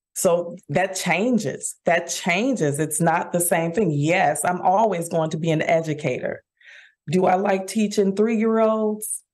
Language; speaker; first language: English; native; English